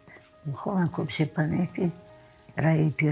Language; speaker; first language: Hebrew; non-native, fluent; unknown